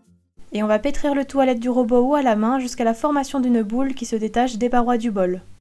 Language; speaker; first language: French; native; French